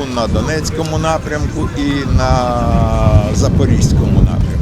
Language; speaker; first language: Ukrainian; native; Ukrainian